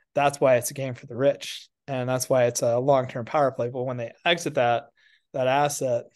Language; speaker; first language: English; native; English